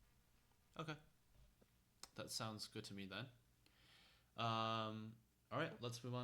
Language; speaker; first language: English; native; English